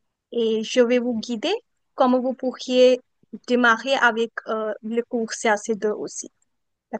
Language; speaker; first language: French; non-native, fluent; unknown